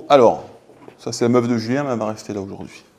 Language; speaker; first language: French; native; French